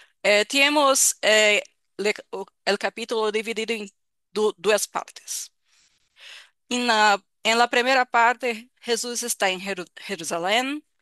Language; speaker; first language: Spanish; non-native, fluent; Portuguese